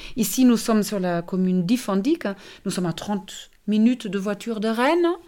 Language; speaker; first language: French; non-native, fluent; German